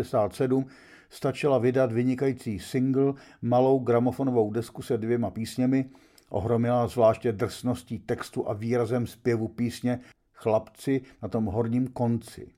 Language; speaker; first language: Czech; native; Czech